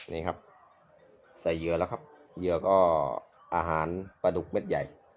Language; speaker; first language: Thai; native; Thai